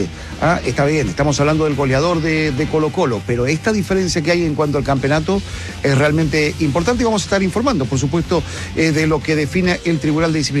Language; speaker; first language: Spanish; native; Spanish